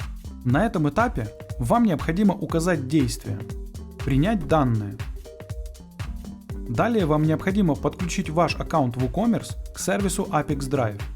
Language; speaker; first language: Russian; native; Russian